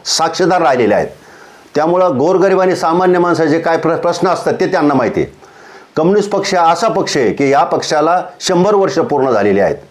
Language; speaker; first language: Marathi; native; Marathi